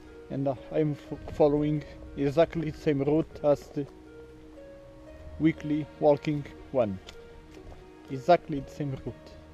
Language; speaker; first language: English; non-native, learner; Portuguese